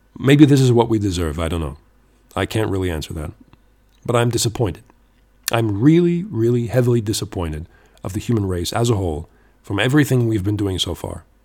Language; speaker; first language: English; non-native, fluent; German